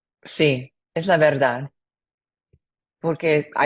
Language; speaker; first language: Spanish; non-native, learner; English